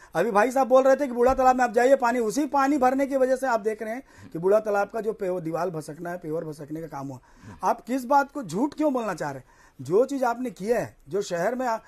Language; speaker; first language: Hindi; native; Hindi